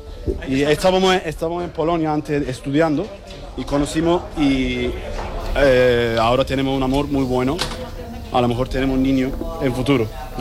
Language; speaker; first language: Spanish; non-native, learner; Turkish